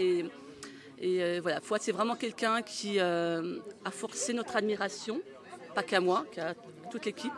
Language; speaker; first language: French; native; French